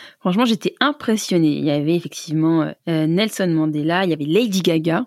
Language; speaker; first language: French; native; French